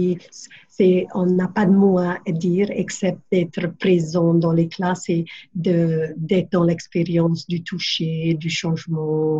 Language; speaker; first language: French; non-native, fluent; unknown